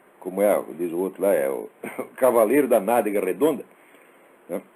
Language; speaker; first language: Portuguese; native; Portuguese